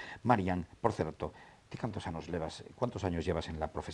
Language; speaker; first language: Spanish; native; Spanish